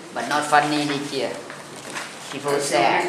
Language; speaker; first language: English; non-native, learner; Thai